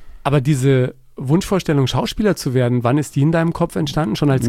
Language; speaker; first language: German; native; German